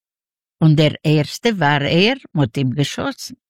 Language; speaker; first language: German; non-native, learner; Yiddish